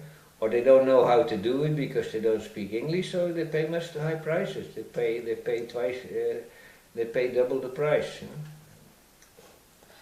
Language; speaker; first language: English; non-native, fluent; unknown